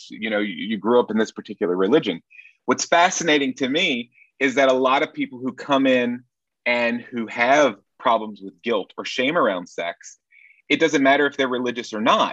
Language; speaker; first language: English; native; English